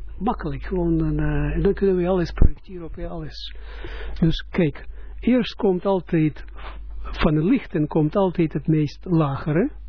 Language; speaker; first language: Dutch; non-native, fluent; Russian